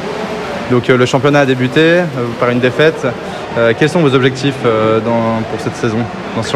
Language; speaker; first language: French; native; French